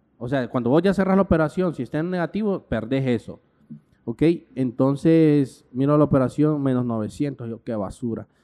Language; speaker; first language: Spanish; native; Spanish